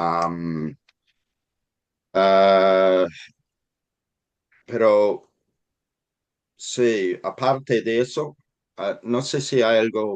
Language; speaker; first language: Spanish; non-native, fluent; English